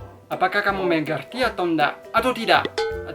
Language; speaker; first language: Indonesian; non-native, learner; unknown